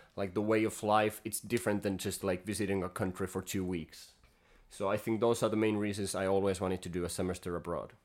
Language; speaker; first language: English; non-native, fluent; Finnish